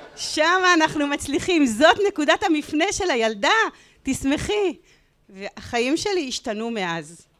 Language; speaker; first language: Hebrew; native; Hebrew